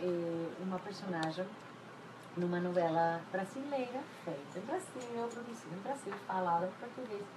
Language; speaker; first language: Portuguese; non-native, fluent; Spanish